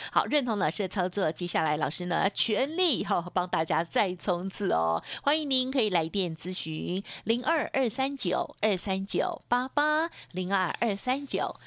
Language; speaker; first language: Chinese; native; Chinese